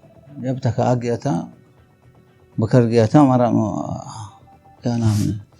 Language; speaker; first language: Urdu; non-native, local second language; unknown